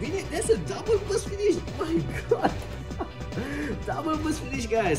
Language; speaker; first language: English; non-native, local second language; Malay